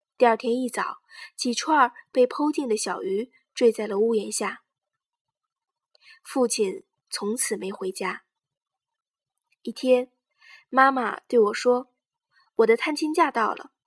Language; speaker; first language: Chinese; native; Chinese